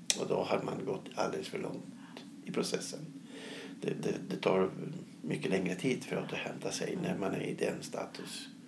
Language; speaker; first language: Swedish; non-native, fluent; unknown